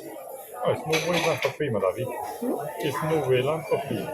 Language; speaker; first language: English; non-native, learner; German